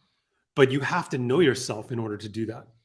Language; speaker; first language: English; native; English